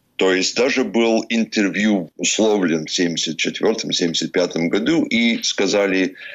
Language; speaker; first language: Russian; early bilingual, heritage; Russian